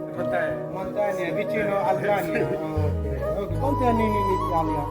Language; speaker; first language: Italian; non-native, learner; Bangla